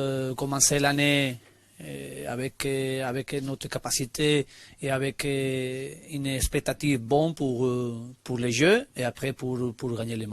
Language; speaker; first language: French; non-native, learner; Spanish